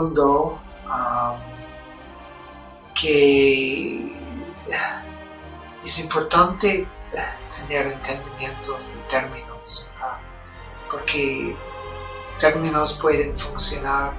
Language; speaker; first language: Spanish; non-native, fluent; English